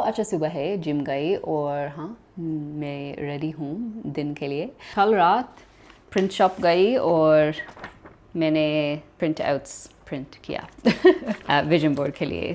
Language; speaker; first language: Hindi; non-native, learner; English